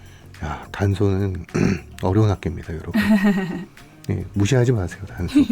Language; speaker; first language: Korean; native; Korean